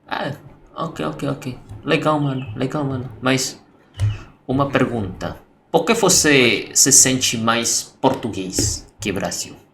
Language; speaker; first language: Portuguese; non-native, learner; Indonesian